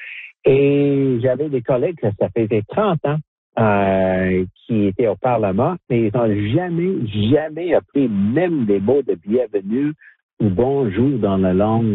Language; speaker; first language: French; non-native, local second language; English